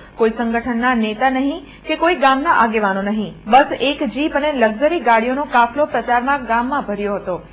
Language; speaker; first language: Gujarati; native; Gujarati